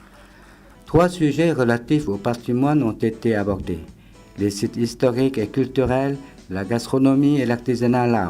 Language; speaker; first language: French; non-native, fluent; Lao